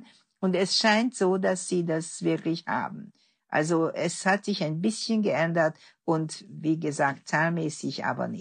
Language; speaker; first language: German; non-native, fluent; Hungarian